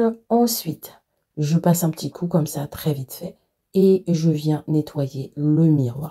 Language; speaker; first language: French; native; French